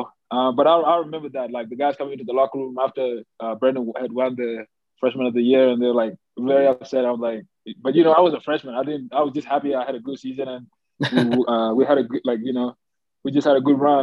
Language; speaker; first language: English; native; English